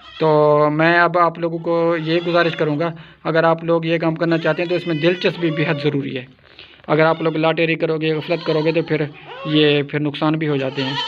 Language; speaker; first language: Urdu; non-native, local second language; Saraiki